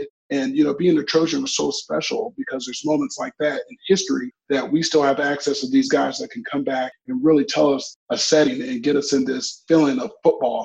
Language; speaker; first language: English; native; English